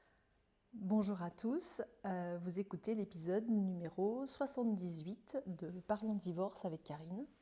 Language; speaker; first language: French; native; French